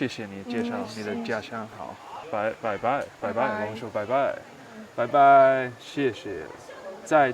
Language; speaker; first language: Chinese; non-native, fluent; English